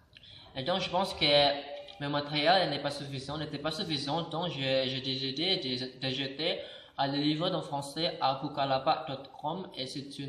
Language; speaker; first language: French; non-native, learner; Indonesian